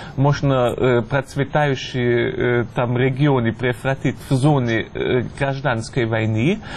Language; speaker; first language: Russian; non-native, fluent; German